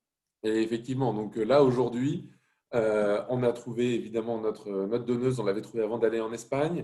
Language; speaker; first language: French; native; French